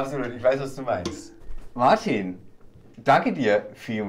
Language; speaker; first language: German; native; German